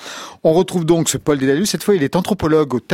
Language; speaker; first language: French; native; French